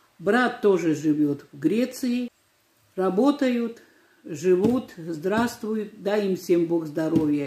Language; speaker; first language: Russian; non-native, local second language; Georgian